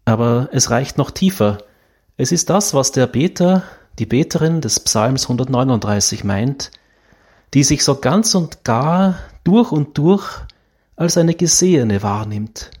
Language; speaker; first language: German; native; German